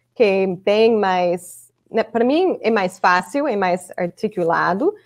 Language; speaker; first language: Portuguese; non-native, fluent; English